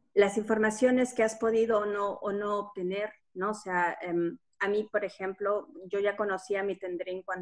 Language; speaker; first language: Spanish; native; Spanish